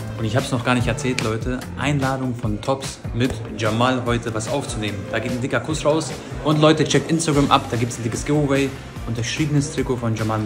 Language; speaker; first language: German; native; German